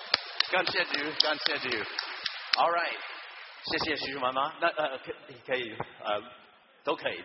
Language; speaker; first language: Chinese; early bilingual, heritage; Chinese